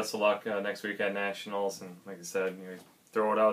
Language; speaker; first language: English; native; English